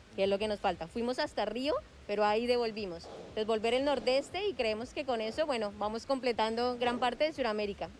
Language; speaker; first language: Spanish; native; Spanish